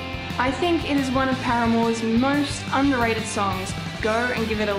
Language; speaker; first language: English; native; English